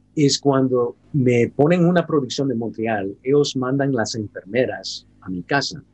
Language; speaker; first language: Spanish; early bilingual, heritage; Spanish